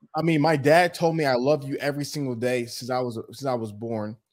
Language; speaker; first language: English; early bilingual, other home language; Yoruba